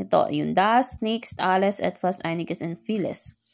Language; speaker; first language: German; non-native, learner; Filipino